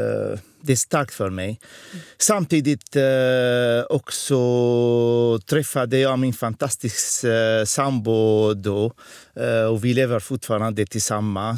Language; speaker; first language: Swedish; non-native, fluent; Arabic